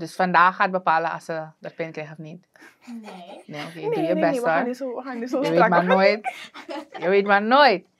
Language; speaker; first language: Dutch; native; Dutch